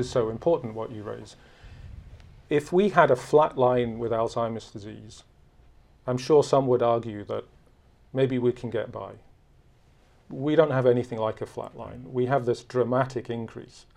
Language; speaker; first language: English; native; English